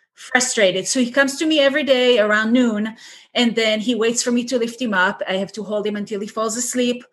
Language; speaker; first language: English; non-native, fluent; Hebrew